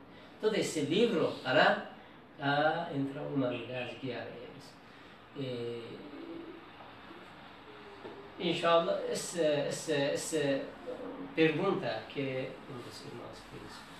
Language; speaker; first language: Portuguese; non-native, learner; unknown